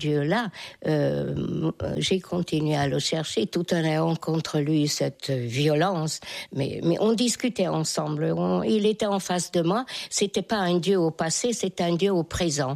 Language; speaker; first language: French; non-native, fluent; Hungarian